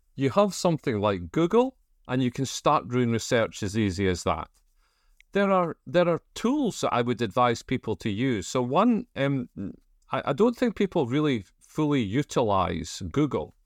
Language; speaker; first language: English; native; English